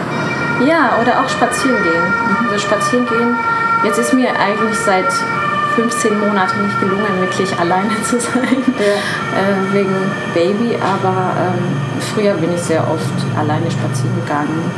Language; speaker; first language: German; non-native, fluent; Persian